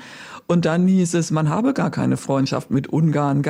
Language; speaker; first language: German; native; German